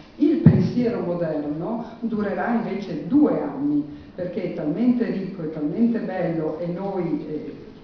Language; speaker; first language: Italian; non-native, fluent; German